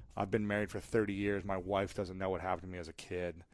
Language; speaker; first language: English; native; English